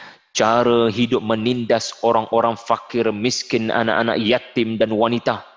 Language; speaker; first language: Malay; native; Malay